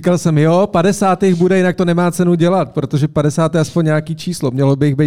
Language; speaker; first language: Czech; native; Czech